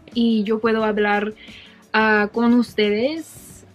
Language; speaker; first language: Spanish; non-native, learner; English